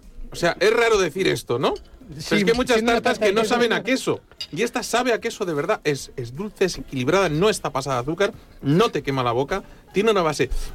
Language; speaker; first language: Spanish; native; Spanish